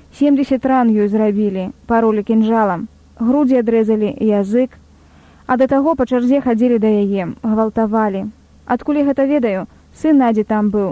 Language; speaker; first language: Belarusian; native; Belarusian